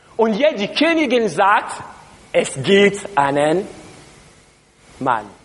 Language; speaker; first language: German; non-native, learner; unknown